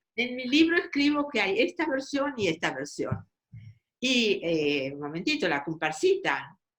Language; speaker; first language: Spanish; native; Spanish